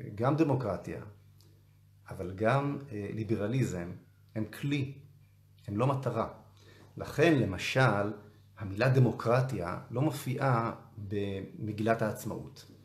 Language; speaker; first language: Hebrew; native; Hebrew